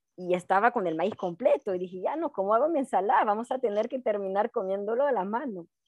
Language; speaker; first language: Spanish; non-native, fluent; French